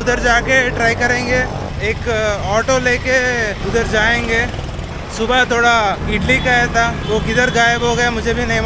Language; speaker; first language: Hindi; non-native, local second language; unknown